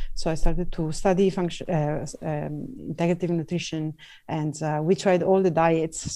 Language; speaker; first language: English; non-native, fluent; Italian